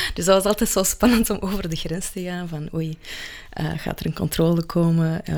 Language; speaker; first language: Dutch; early bilingual, other home language; Russian